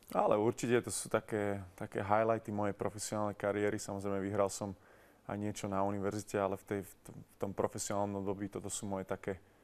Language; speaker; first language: Slovak; native; Slovak